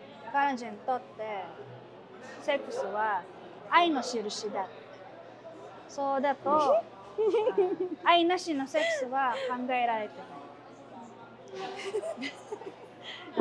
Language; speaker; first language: Japanese; non-native, fluent; Filipino